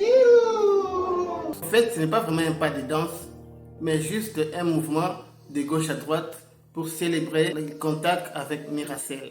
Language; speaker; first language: French; non-native, local second language; Lingala